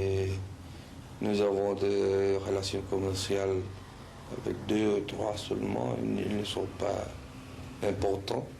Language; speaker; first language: French; non-native, fluent; Spanish